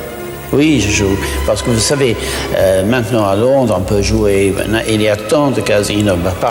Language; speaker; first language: French; non-native, fluent; English